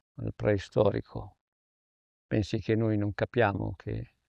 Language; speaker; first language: Italian; native; Italian